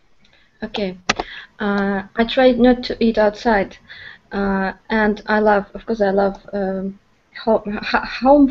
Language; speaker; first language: English; non-native, learner; Russian